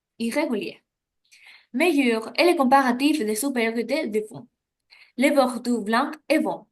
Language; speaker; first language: French; non-native, learner; Spanish